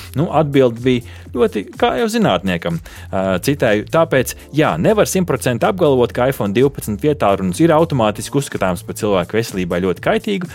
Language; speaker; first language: Latvian; native; Latvian